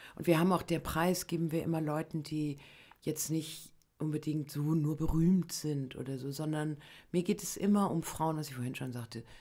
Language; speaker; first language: German; native; German